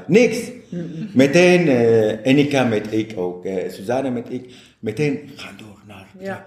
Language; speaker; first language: Dutch; non-native, learner; Arabic